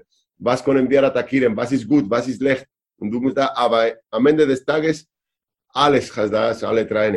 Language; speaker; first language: German; non-native, learner; Spanish